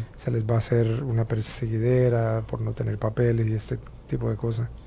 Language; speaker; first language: Spanish; native; Spanish